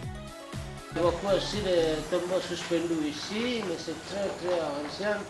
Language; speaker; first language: French; non-native, learner; Indonesian